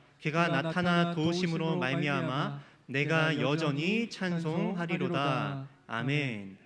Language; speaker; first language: Korean; native; Korean